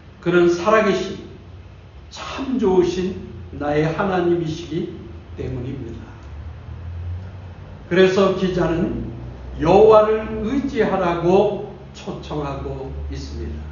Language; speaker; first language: Korean; native; Korean